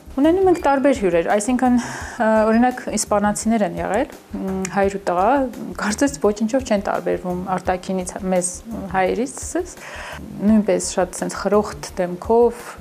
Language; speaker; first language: Armenian; early bilingual, heritage; Armenian